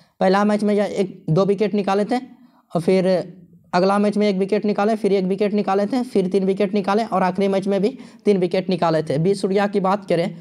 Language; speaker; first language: Hindi; native; Hindi